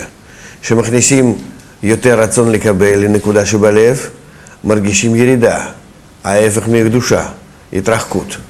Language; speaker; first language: Hebrew; non-native, fluent; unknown